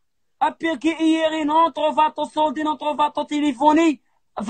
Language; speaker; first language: Italian; non-native, learner; Arabic